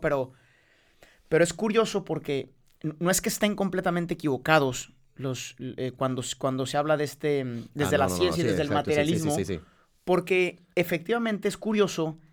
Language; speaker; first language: Spanish; native; Spanish